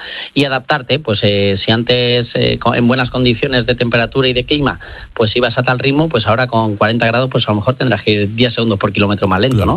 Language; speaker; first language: Spanish; native; Spanish